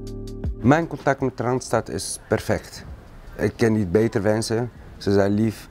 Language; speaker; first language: Dutch; non-native, local second language; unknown